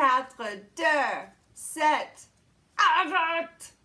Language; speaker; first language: French; non-native, fluent; English